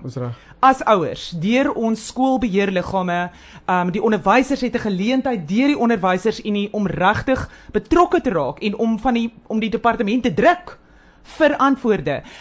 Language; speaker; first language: Afrikaans; native; Afrikaans